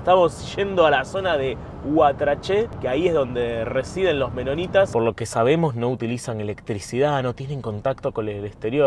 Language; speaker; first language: Spanish; native; Spanish